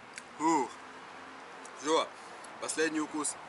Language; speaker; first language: Russian; native; Russian